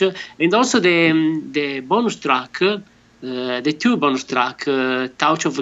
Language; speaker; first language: English; non-native, learner; Italian